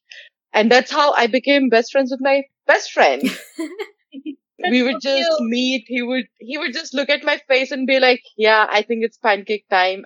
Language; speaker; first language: English; non-native, local second language; Hindi